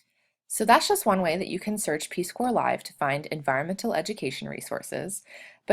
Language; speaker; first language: English; native; English